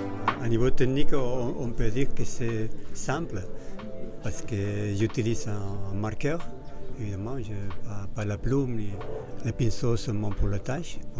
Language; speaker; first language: French; non-native, fluent; Spanish